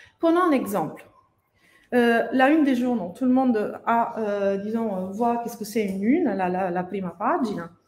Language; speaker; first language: French; non-native, fluent; Italian